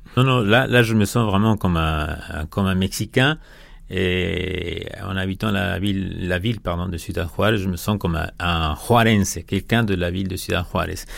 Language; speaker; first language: French; non-native, fluent; Spanish